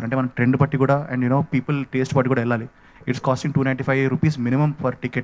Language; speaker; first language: Telugu; native; Telugu